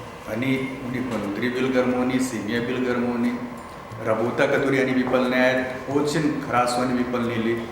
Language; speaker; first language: Russian; non-native, learner; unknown